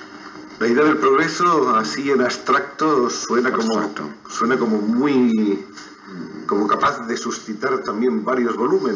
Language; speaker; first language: Spanish; native; Spanish